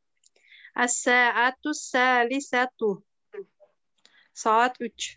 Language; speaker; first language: Arabic; non-native, learner; Uzbek